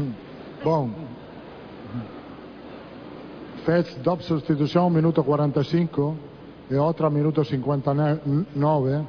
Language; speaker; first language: Portuguese; non-native, learner; Italian